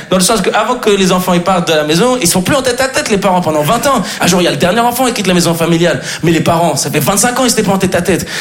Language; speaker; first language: French; native; French